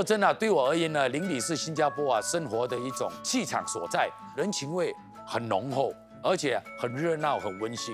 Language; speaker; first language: Chinese; native; Chinese